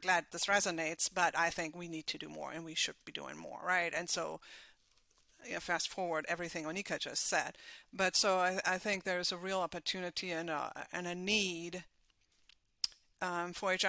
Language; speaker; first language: English; non-native, fluent; German